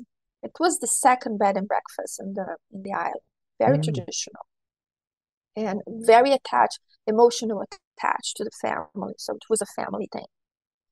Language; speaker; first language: English; non-native, fluent; Portuguese